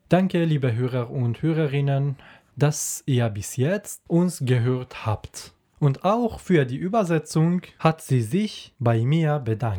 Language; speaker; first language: German; non-native, learner; Persian